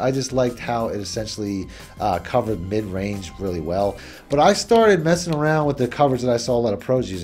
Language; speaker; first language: English; native; English